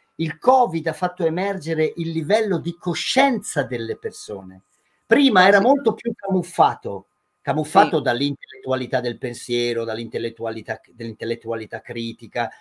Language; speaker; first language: Italian; native; Italian